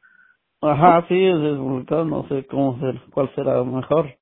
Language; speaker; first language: Spanish; native; Spanish